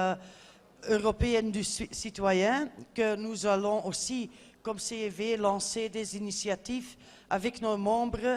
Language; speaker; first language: French; non-native, fluent; Dutch